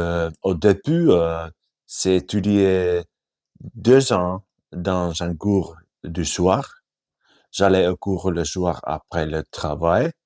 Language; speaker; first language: French; non-native, fluent; Finnish